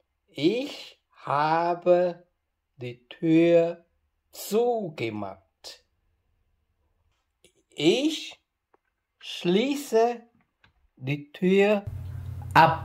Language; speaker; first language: German; non-native, fluent; Khmer